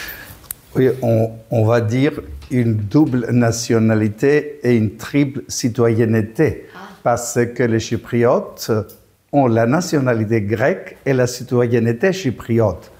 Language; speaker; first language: French; non-native, fluent; Greek